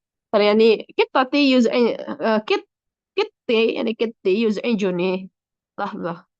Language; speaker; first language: Arabic; non-native, fluent; Indonesian